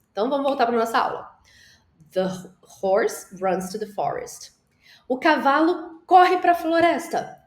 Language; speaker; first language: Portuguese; native; Portuguese